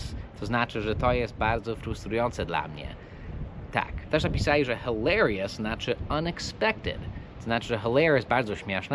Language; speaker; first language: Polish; non-native, fluent; English